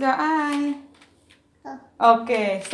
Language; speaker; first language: English; non-native, learner; Vietnamese